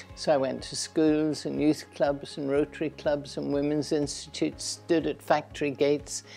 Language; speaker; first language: English; native; English